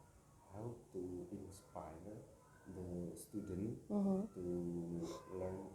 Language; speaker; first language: English; non-native, learner; Indonesian